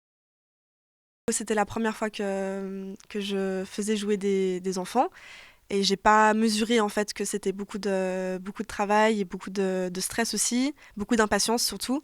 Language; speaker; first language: French; native; French